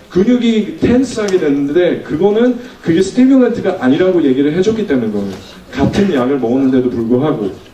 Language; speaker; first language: Korean; early bilingual, heritage; Korean